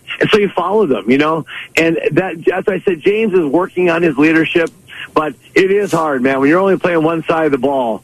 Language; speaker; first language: English; native; English